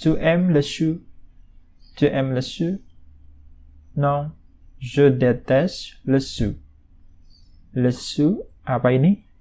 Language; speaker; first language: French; non-native, fluent; Indonesian